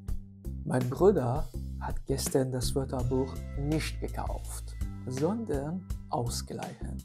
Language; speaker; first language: German; non-native, fluent; Persian